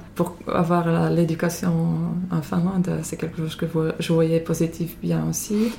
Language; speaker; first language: French; non-native, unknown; Finnish